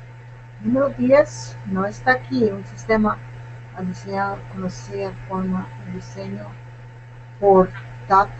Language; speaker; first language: Spanish; non-native, learner; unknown